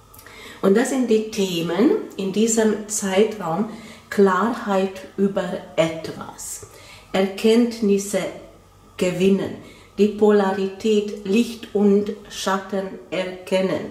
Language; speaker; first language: German; non-native, fluent; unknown